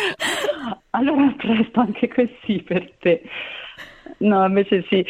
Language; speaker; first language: Italian; native; Italian